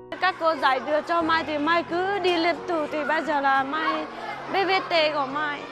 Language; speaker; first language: Vietnamese; non-native, local second language; Hmong